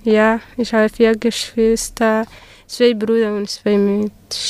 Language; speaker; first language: German; non-native, learner; Somali